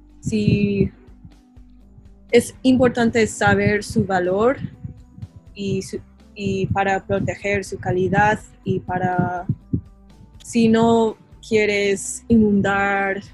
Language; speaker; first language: Spanish; non-native, learner; English